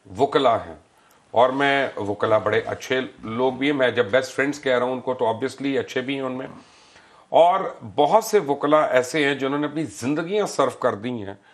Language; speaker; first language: Urdu; native; Urdu